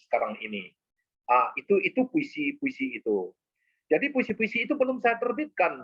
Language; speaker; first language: Indonesian; native; Indonesian